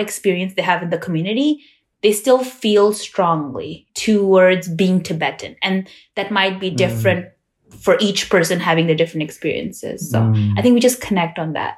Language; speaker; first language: English; non-native, local second language; Tibetan